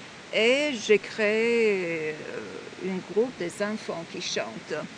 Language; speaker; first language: French; non-native, fluent; Georgian